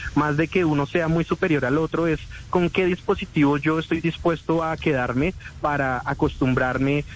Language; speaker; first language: Spanish; native; Spanish